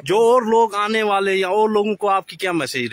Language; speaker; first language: Hindi; non-native, local second language; Kashmiri